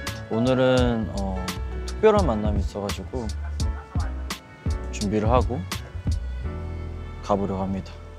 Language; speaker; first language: Korean; native; Korean